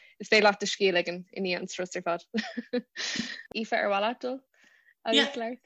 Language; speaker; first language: Irish; non-native, local second language; English